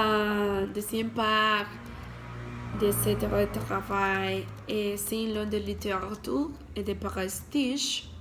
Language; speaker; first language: French; non-native, learner; Spanish